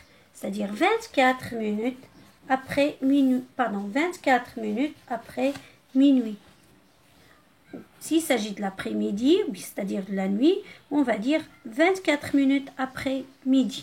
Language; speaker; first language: French; non-native, local second language; Arabic